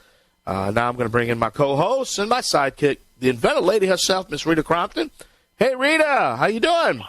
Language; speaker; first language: English; native; English